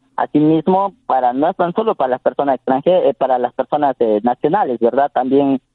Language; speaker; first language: Spanish; non-native, local second language; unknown